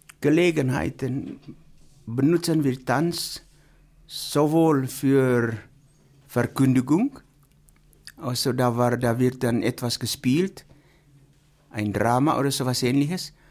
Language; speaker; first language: German; non-native, fluent; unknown